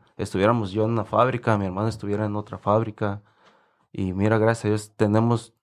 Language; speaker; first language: Spanish; native; Spanish